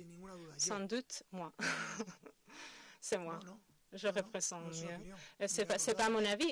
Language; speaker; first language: French; non-native, fluent; Spanish